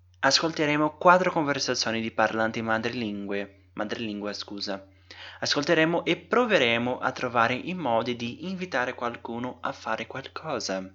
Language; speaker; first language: Italian; non-native, fluent; Portuguese